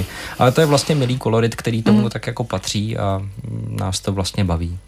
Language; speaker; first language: Czech; native; Czech